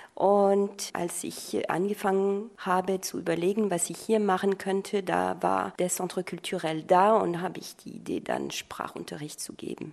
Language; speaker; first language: German; non-native, fluent; French